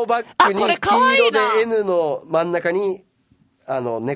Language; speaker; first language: Japanese; native; Japanese